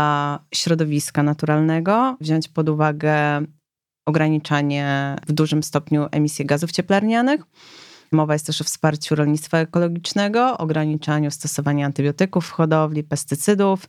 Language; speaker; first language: Polish; native; Polish